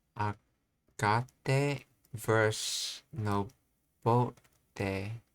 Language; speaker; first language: Japanese; non-native, learner; English